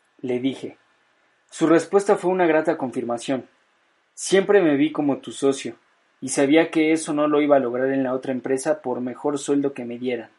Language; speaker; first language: Spanish; native; Spanish